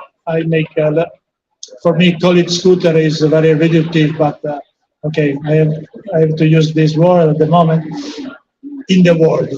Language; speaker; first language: English; non-native, fluent; Italian